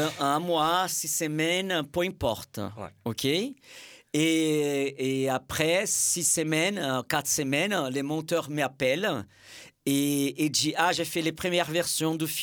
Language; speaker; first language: French; non-native, fluent; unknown